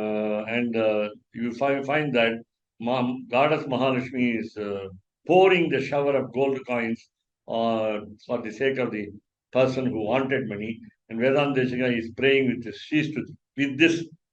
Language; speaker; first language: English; non-native, local second language; Tamil